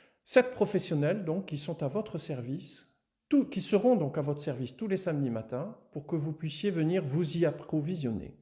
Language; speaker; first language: French; native; French